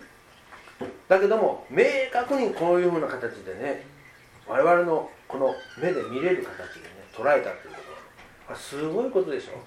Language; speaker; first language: Japanese; native; Japanese